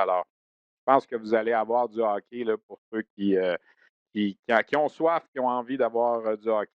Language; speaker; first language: French; native; French